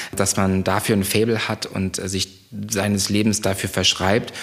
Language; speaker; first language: German; native; German